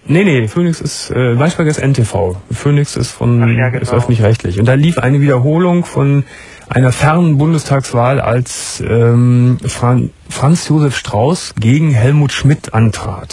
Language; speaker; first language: German; native; German